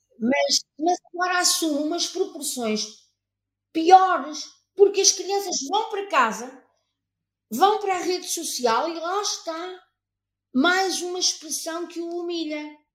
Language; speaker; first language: Portuguese; native; Portuguese